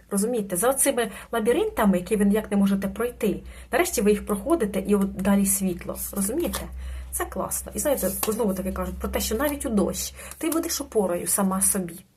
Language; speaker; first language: Ukrainian; non-native, local second language; Russian